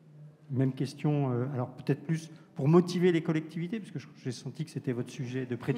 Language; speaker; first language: French; native; French